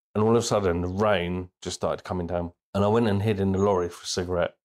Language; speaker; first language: English; native; English